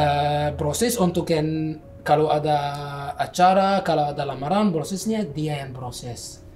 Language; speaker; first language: Indonesian; non-native, learner; Arabic